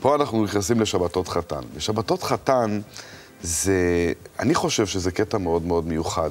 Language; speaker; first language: Hebrew; native; Hebrew